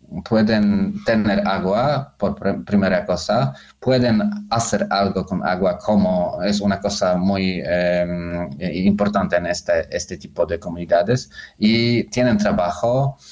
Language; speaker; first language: Spanish; non-native, learner; Polish